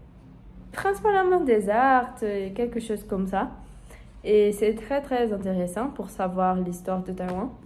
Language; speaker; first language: French; non-native, learner; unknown